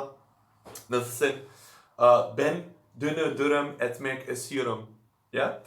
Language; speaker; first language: Turkish; non-native, learner; Dutch